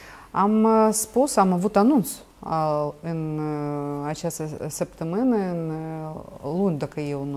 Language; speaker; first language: Romanian; non-native, local second language; Russian